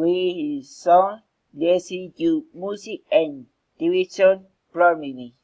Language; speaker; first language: English; non-native, learner; Spanish